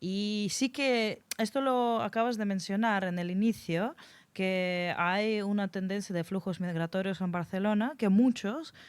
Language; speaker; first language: Spanish; non-native, fluent; Russian